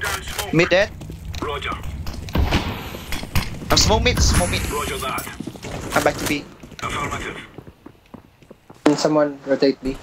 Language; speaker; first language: English; non-native, learner; Indonesian